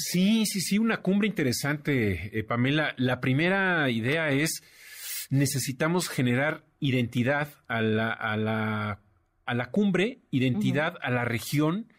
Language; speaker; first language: Spanish; native; Spanish